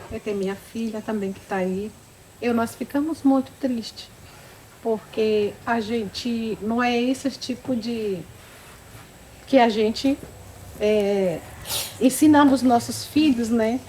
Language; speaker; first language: Portuguese; non-native, local second language; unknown